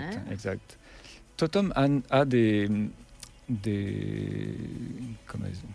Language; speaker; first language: Catalan; non-native, learner; French